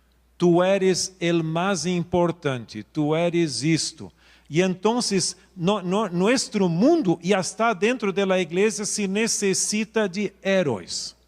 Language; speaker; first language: Spanish; non-native, local second language; Portuguese